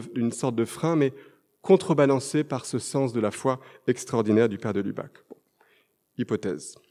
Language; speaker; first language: French; native; French